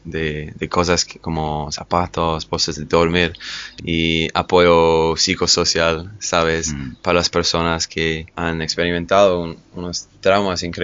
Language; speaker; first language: Spanish; non-native, fluent; English